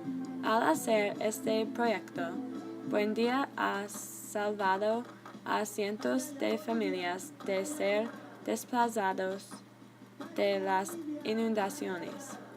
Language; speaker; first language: Spanish; non-native, learner; English